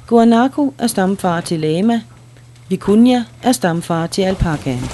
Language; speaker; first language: Danish; native; Danish